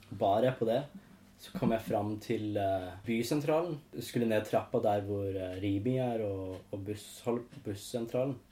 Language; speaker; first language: Norwegian; non-native, fluent; English